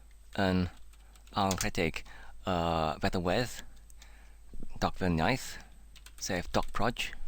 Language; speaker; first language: Welsh; non-native, learner; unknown